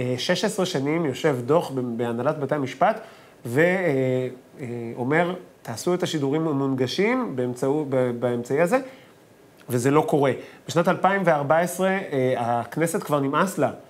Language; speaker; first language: Hebrew; native; Hebrew